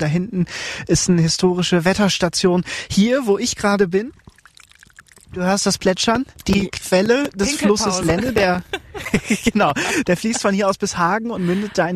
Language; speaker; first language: German; native; German